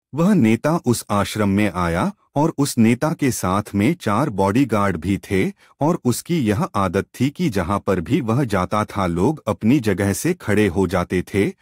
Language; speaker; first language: Hindi; non-native, local second language; Gujarati